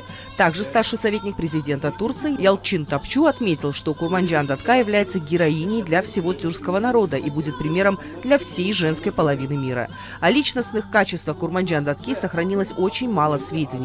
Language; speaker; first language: Russian; native; Russian